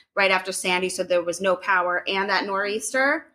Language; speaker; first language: English; native; English